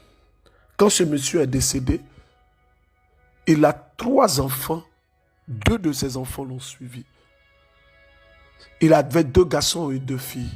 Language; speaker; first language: French; native; French